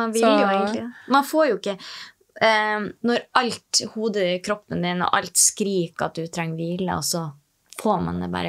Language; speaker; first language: Norwegian; native; Norwegian